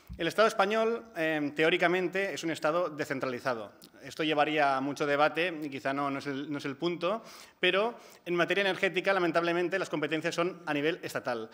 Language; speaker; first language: Spanish; non-native, local second language; Catalan